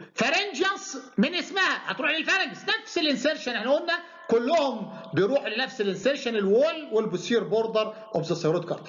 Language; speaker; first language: Arabic; native; Arabic